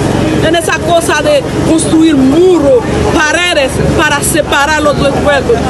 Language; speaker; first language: Spanish; non-native, fluent; Haitian Creole